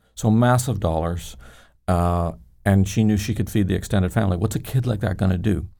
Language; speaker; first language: English; native; English